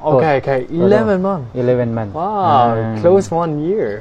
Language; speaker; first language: English; non-native, fluent; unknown